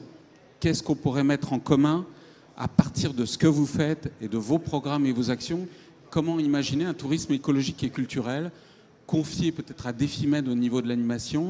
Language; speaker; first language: French; native; French